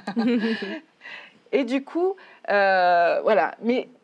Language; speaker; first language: French; native; French